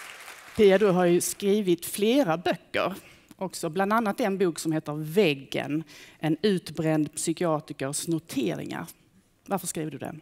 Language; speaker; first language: Swedish; native; Swedish